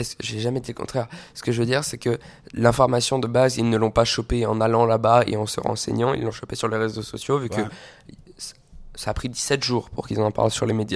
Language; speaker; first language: French; native; French